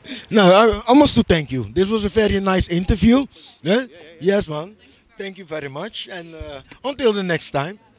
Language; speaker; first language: English; non-native, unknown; Dutch